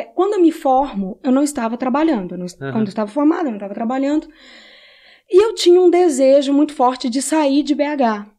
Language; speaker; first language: Portuguese; native; Portuguese